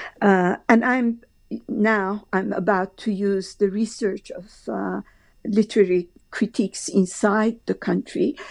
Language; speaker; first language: English; non-native, fluent; Persian